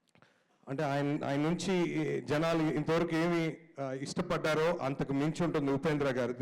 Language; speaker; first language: Telugu; native; Telugu